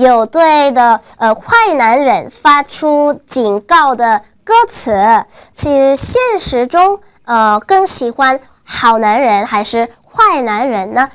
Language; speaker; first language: Chinese; non-native, fluent; Korean